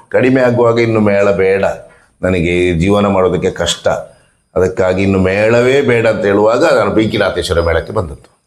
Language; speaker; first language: Kannada; non-native, local second language; Tulu